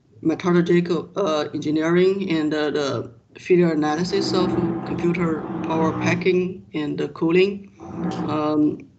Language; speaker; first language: English; non-native, fluent; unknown